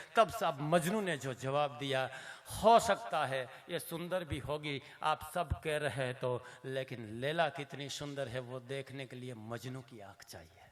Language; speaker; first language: Hindi; non-native, local second language; Gujarati